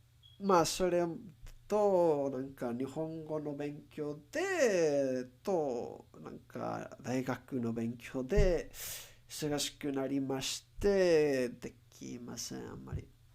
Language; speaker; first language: Japanese; non-native, learner; English